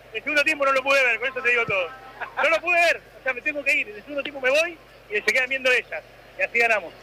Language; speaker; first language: Spanish; native; Spanish